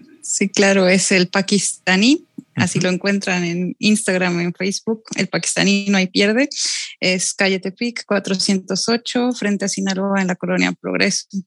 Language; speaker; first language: Spanish; native; Spanish